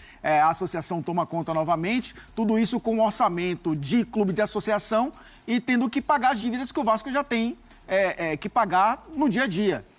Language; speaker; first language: Portuguese; native; Portuguese